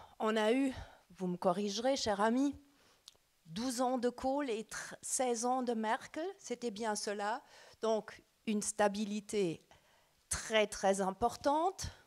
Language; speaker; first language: French; non-native, fluent; German